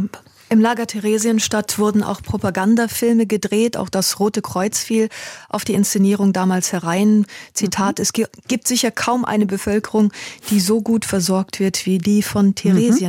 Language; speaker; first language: German; native; German